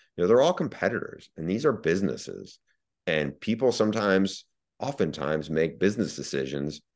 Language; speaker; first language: English; native; English